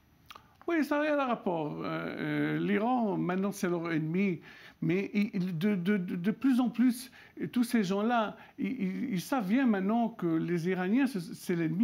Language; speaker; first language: French; non-native, local second language; Arabic